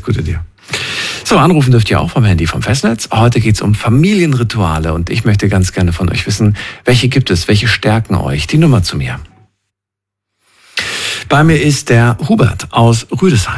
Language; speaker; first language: German; native; German